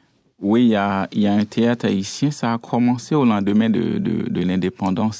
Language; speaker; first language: French; non-native, local second language; Haitian Creole